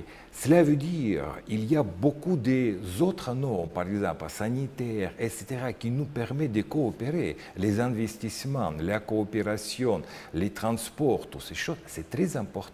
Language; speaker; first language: French; non-native, learner; Russian